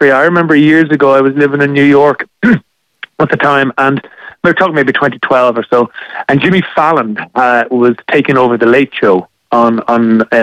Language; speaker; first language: English; native; English